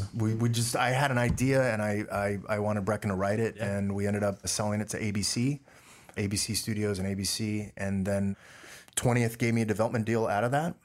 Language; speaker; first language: English; early bilingual, other home language; Dutch